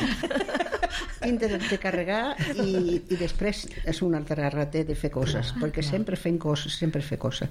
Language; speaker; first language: Catalan; non-native, local second language; Spanish